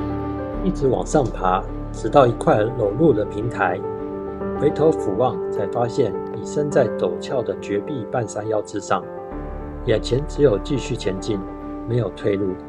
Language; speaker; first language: Chinese; native; Chinese